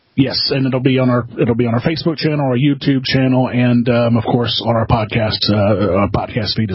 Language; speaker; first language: English; native; English